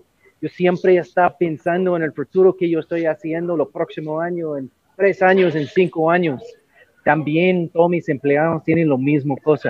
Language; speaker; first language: Spanish; non-native, learner; English